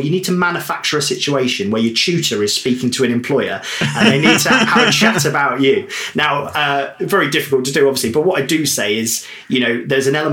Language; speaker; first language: English; native; English